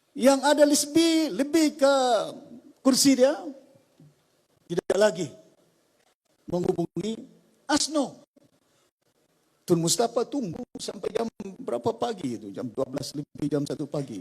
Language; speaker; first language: Malay; native; Malay